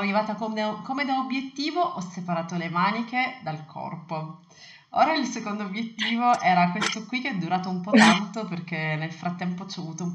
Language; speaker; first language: Italian; native; Italian